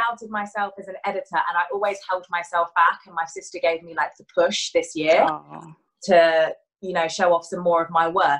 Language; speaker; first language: English; native; English